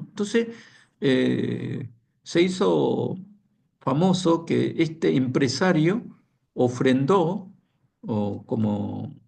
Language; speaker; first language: Spanish; non-native, fluent; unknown